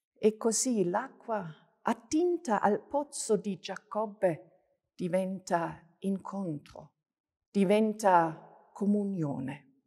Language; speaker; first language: Italian; non-native, fluent; German